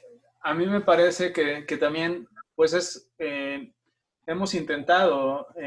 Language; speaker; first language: Spanish; native; Spanish